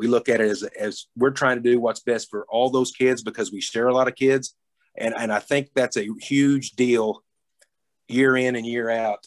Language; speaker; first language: English; native; English